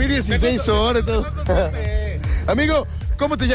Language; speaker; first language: Spanish; native; Spanish